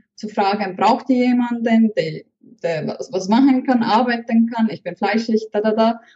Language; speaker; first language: German; non-native, fluent; Estonian